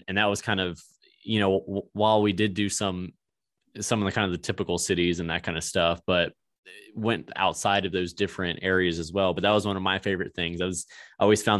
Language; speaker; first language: English; native; English